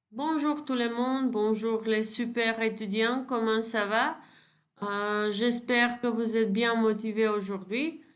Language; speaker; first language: French; non-native, fluent; Macedonian